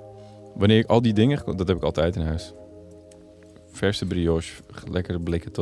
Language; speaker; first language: Dutch; native; Dutch